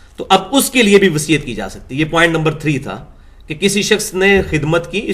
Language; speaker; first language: Urdu; non-native, local second language; Punjabi